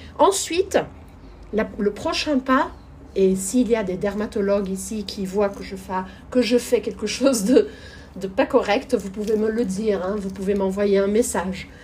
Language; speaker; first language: French; non-native, fluent; Portuguese